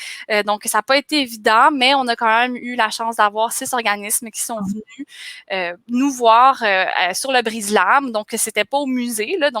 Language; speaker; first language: French; native; French